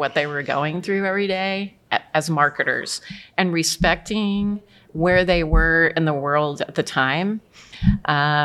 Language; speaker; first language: English; native; English